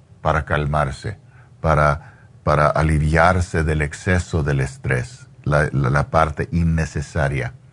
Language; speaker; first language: Spanish; non-native, learner; English